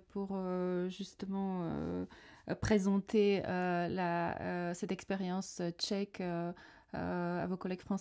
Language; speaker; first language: French; non-native, fluent; Czech